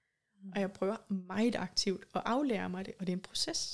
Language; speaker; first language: Danish; native; Danish